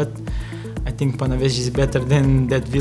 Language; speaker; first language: English; non-native, learner; Portuguese